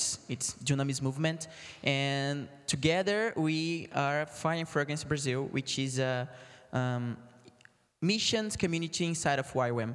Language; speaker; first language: English; non-native, fluent; Portuguese